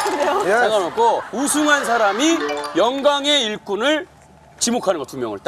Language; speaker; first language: Korean; native; Korean